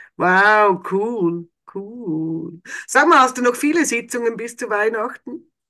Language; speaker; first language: German; native; German